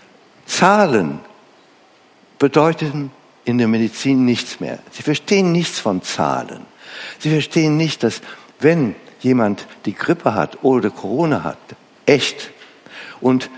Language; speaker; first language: German; non-native, fluent; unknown